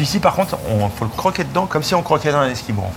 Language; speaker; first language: French; native; French